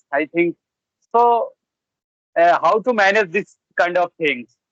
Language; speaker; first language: English; non-native, learner; Bhojpuri